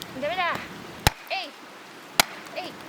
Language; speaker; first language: Japanese; native; Japanese